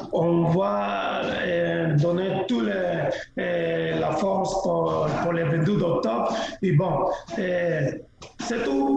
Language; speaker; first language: French; non-native, fluent; Spanish